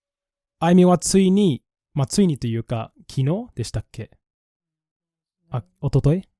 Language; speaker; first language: Japanese; non-native, fluent; English